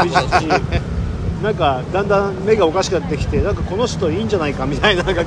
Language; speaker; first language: Japanese; native; Japanese